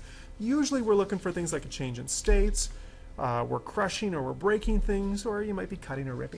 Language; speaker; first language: English; native; English